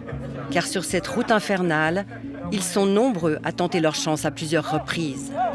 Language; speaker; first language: French; native; French